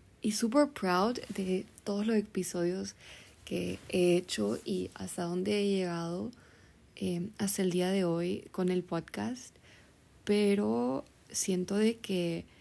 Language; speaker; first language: Spanish; early bilingual, heritage; Spanish